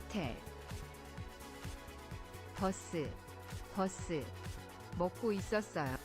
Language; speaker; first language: Korean; non-native, learner; English